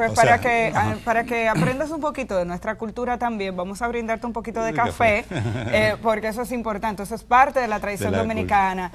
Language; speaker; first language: Spanish; native; Spanish